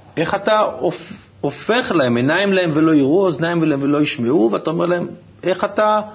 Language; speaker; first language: Hebrew; native; Hebrew